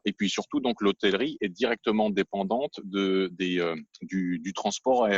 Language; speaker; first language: French; native; French